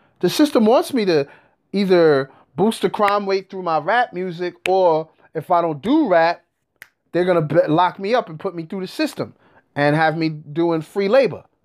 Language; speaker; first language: English; native; English